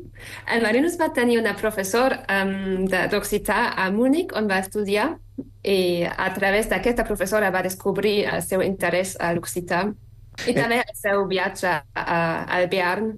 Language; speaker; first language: Catalan; non-native, fluent; German